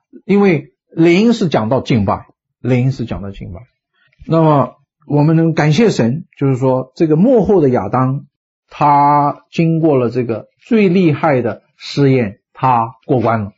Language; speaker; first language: Chinese; native; Chinese